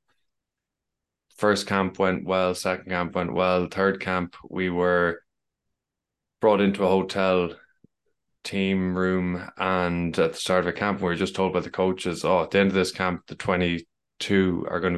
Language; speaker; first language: English; native; English